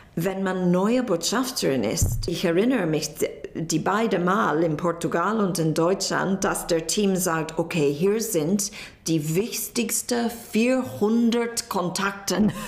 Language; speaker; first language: German; non-native, fluent; English